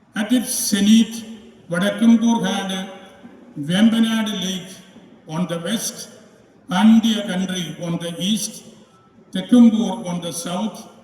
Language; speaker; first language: English; non-native, local second language; Malayalam